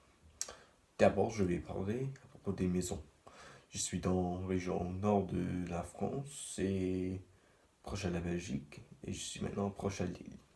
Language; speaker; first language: French; non-native, learner; English